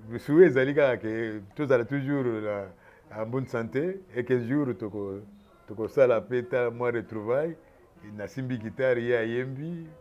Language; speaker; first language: Lingala; native; Lingala